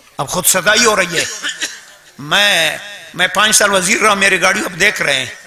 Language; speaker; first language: Urdu; non-native, local second language; Brahui